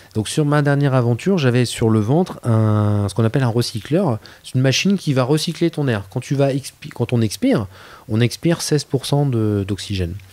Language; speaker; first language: French; native; French